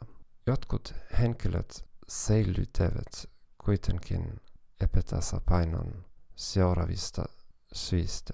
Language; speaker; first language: Finnish; non-native, fluent; German